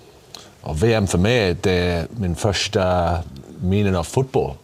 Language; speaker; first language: Swedish; non-native, learner; English